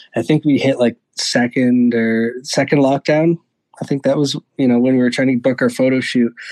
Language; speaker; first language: English; native; English